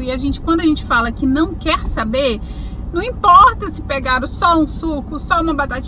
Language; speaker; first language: Portuguese; native; Portuguese